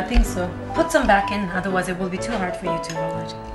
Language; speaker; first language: English; non-native, fluent; Korean